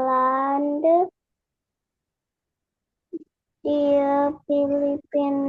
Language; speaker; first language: German; non-native, learner; Indonesian